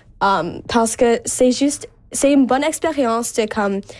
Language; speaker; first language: French; non-native, local second language; English